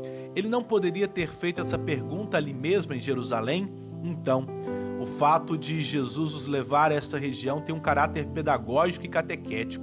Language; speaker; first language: Portuguese; native; Portuguese